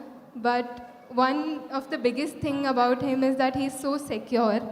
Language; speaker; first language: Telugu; non-native, fluent; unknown